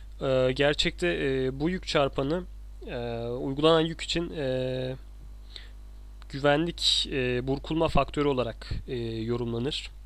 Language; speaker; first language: Turkish; native; Turkish